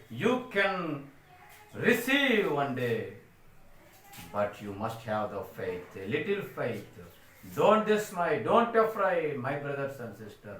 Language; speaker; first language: English; non-native, local second language; Telugu